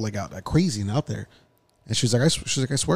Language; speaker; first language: English; native; English